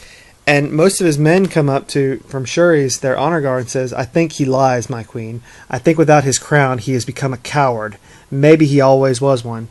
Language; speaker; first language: English; native; English